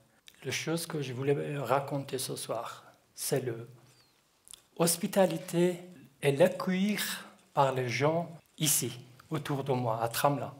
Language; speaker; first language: French; non-native, learner; Kurdish